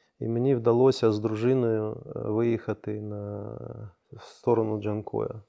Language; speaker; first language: Ukrainian; non-native, local second language; Crimean Tatar